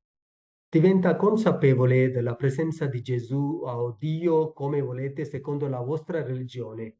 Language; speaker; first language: Italian; non-native, fluent; Tamil